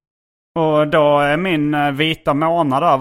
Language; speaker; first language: Swedish; native; Swedish